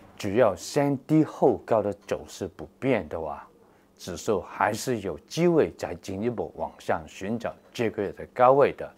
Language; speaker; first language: Chinese; non-native, local second language; Cantonese